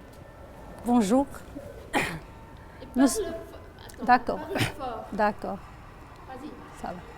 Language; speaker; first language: French; non-native, learner; Arabic